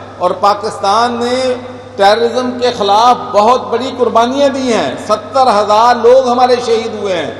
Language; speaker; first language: Urdu; non-native, local second language; Punjabi